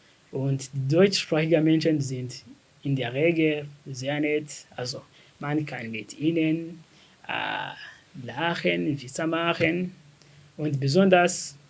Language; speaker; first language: German; non-native, fluent; Kinyarwanda